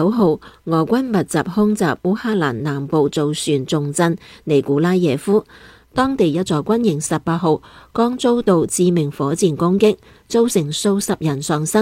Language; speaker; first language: Chinese; non-native, local second language; Cantonese